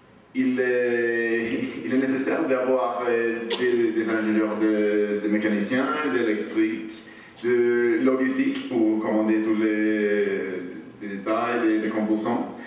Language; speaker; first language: French; non-native, learner; Swedish